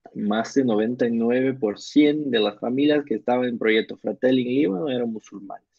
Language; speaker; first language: Spanish; non-native, learner; Portuguese